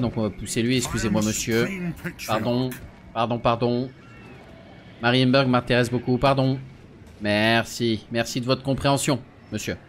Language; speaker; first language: French; native; French